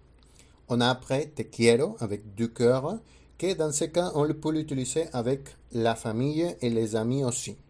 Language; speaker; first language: French; non-native, fluent; Spanish